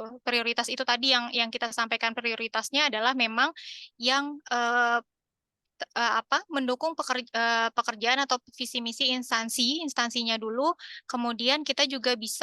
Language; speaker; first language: Indonesian; native; Indonesian